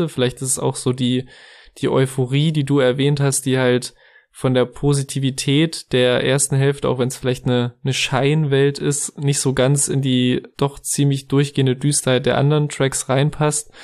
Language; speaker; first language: German; native; German